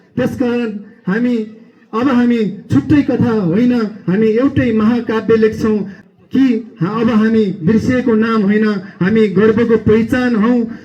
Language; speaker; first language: Nepali; non-native, local second language; Eastern Tamang